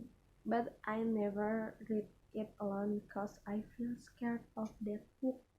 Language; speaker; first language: English; non-native, learner; Indonesian